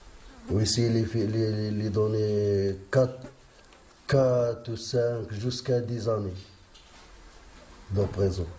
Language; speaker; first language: French; non-native, learner; Arabic